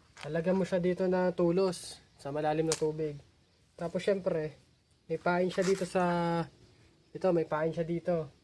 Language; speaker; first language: Filipino; native; Filipino